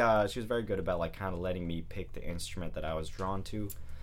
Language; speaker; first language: English; native; English